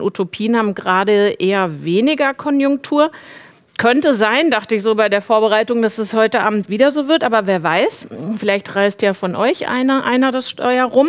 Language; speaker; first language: German; native; German